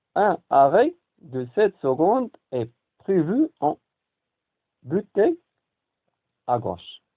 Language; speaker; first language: French; non-native, local second language; Arabic